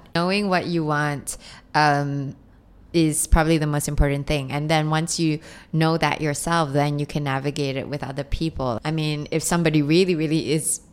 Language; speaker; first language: English; non-native, local second language; Cantonese